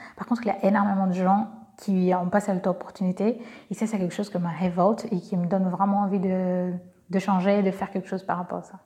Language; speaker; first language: French; non-native, fluent; Portuguese